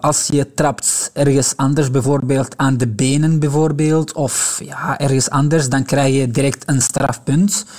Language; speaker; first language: Dutch; non-native, local second language; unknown